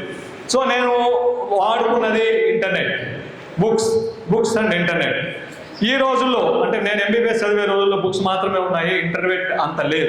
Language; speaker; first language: Telugu; native; Telugu